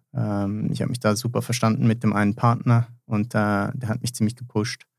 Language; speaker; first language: German; native; German